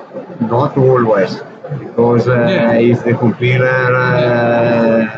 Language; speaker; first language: English; non-native, learner; Italian